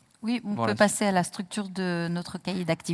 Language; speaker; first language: French; native; French